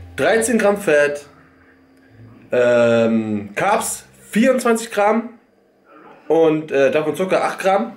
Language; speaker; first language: German; native; German